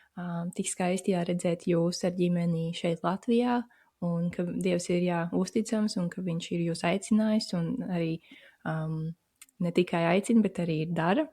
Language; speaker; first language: Latvian; native; Latvian